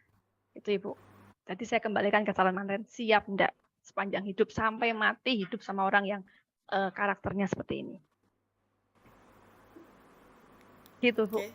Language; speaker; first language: Malay; native; Malay